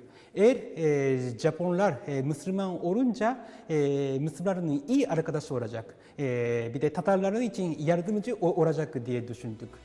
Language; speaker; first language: Turkish; non-native, fluent; Japanese